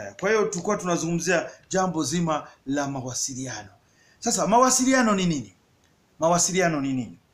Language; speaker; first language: Swahili; native; Swahili